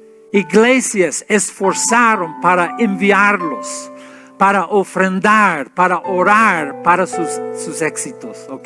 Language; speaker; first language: Spanish; non-native, fluent; English